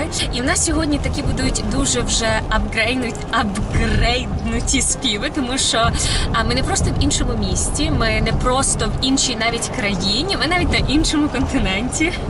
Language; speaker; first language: Ukrainian; native; Ukrainian